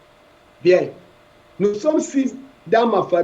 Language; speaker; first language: French; non-native, fluent; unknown